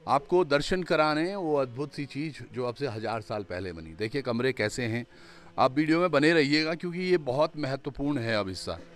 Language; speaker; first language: Hindi; native; Hindi